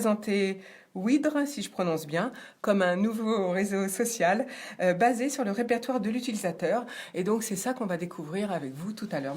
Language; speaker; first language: French; native; French